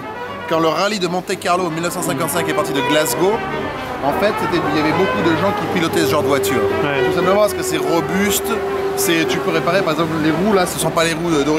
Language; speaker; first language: French; native; French